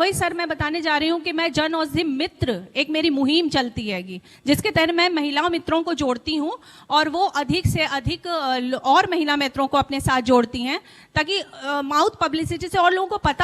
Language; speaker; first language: Hindi; native; Hindi